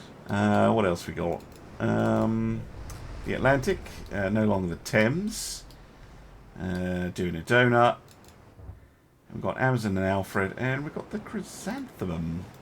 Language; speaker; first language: English; native; English